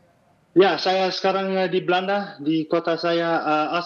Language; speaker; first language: Indonesian; non-native, fluent; Dutch